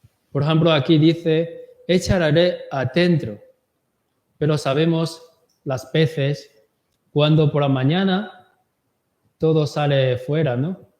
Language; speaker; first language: Spanish; non-native, learner; Korean